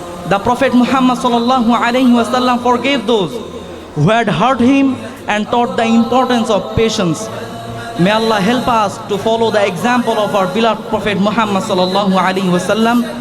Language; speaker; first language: English; non-native, local second language; Bangla